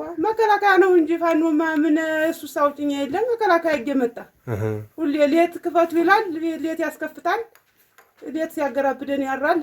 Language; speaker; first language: Amharic; native; Amharic